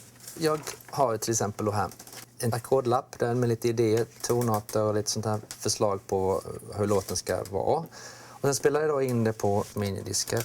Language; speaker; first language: Swedish; native; Swedish